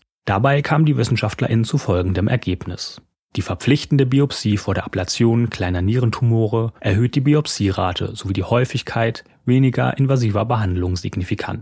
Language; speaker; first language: German; native; German